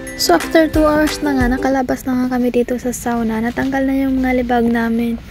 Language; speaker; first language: Filipino; non-native, local second language; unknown